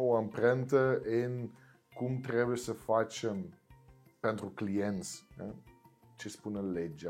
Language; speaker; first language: Romanian; non-native, learner; Dutch